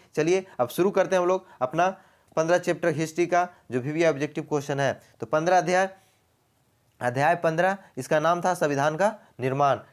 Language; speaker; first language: Hindi; native; Hindi